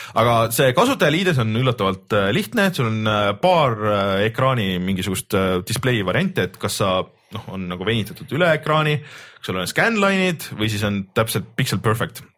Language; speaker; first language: Estonian; native; Estonian